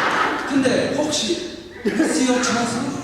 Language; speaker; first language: Korean; non-native, learner; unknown